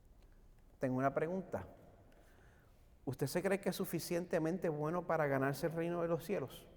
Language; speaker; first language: Spanish; native; Spanish